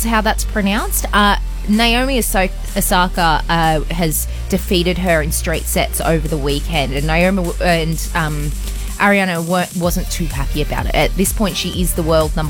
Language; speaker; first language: English; native; English